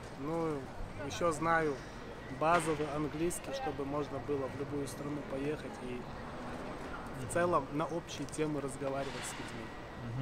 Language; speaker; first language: Russian; non-native, local second language; Chechen